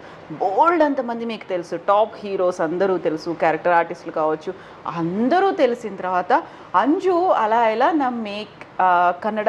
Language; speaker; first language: Telugu; native; Telugu